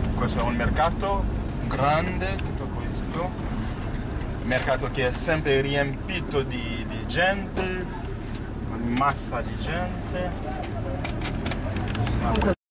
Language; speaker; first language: Italian; non-native, fluent; Haitian Creole